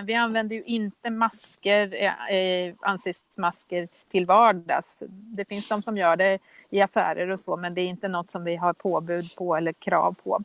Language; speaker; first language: Swedish; native; Swedish